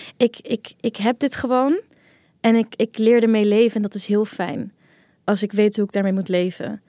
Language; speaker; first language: Dutch; early bilingual, other home language; Kurdish